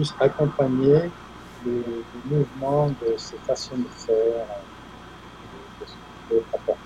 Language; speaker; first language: French; non-native, fluent; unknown